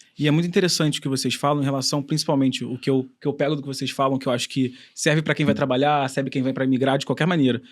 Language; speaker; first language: Portuguese; native; Portuguese